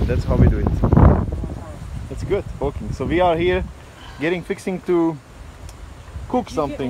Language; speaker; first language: English; non-native, fluent; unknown